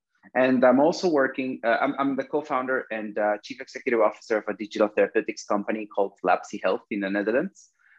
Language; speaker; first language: English; non-native, fluent; Spanish